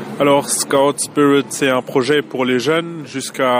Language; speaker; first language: French; non-native, fluent; German